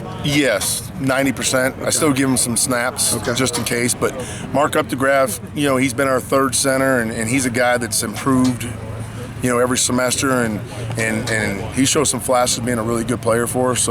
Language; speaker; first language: English; native; English